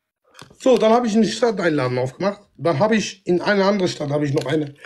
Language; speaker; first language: German; non-native, fluent; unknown